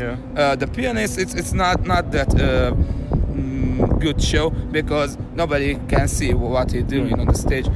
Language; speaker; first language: English; non-native, learner; Hungarian